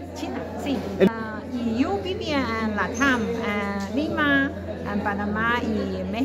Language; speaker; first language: Spanish; non-native, learner; Chinese